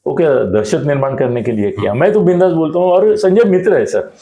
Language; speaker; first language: Hindi; non-native, local second language; Marathi